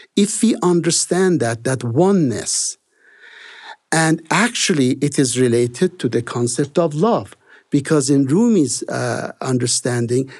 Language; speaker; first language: English; non-native, fluent; Persian